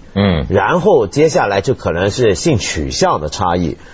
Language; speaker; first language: Chinese; native; Chinese